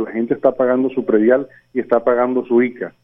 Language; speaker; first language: Spanish; native; Spanish